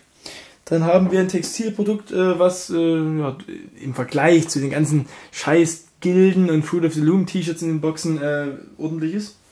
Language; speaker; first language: German; native; German